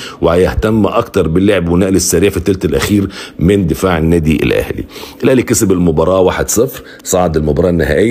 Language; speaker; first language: Arabic; native; Arabic